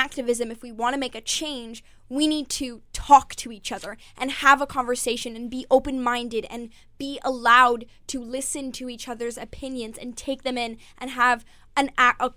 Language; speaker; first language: English; native; English